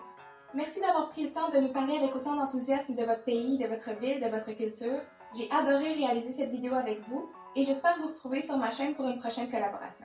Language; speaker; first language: French; native; French